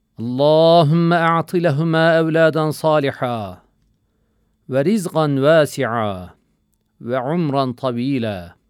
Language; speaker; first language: Arabic; non-native, learner; Turkish